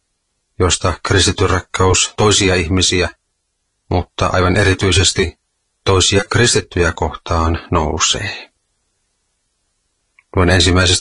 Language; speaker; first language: Finnish; native; Finnish